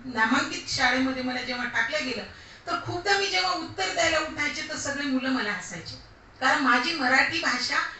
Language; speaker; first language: Marathi; non-native, local second language; Lambadi